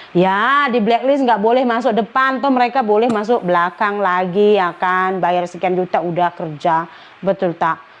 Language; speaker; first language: Indonesian; native; Indonesian